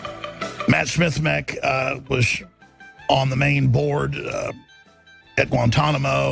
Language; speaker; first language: English; native; English